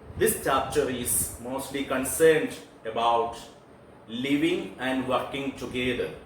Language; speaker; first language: English; non-native, local second language; Malayalam